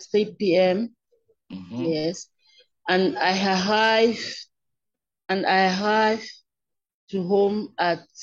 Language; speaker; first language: English; non-native, learner; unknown